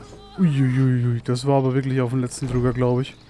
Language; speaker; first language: German; native; German